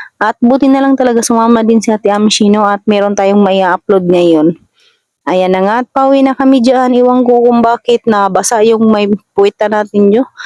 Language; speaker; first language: Filipino; non-native, local second language; Masbatenyo